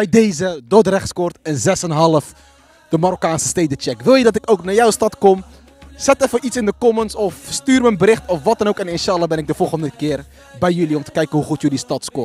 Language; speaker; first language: Dutch; early bilingual, other home language; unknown